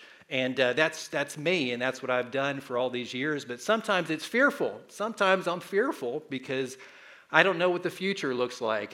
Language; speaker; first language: English; native; English